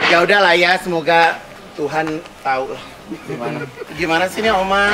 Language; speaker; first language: Indonesian; native; Indonesian